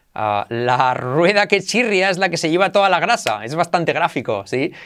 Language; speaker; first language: Spanish; native; Spanish